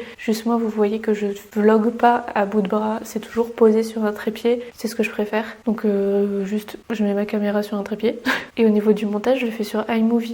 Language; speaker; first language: French; native; French